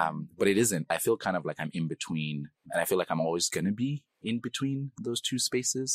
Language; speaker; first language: English; native; English